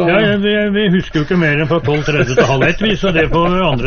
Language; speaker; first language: Norwegian; native; Norwegian